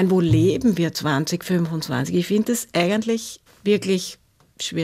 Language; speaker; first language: German; native; German